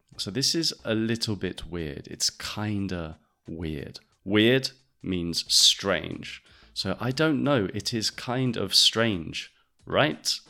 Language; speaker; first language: English; native; English